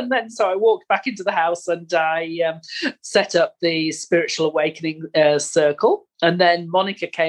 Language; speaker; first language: English; native; English